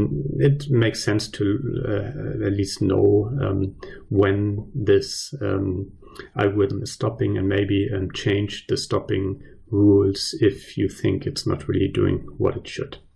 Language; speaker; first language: English; non-native, fluent; German